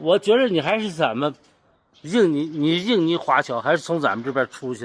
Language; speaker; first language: Chinese; native; Chinese